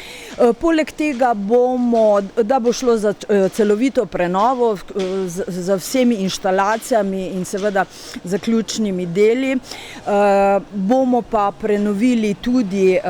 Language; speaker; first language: Slovenian; native; Slovenian